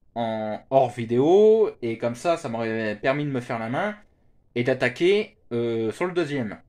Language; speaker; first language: French; native; French